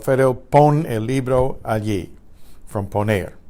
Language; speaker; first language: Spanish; non-native, fluent; English